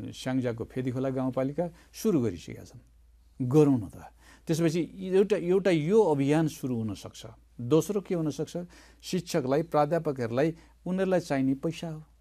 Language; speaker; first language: Nepali; native; Nepali